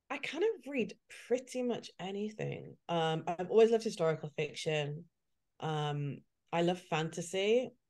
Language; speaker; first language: English; native; English